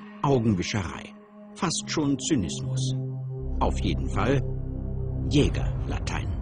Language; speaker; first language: German; native; German